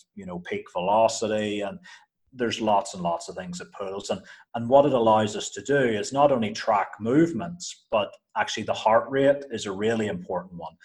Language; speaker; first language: English; native; English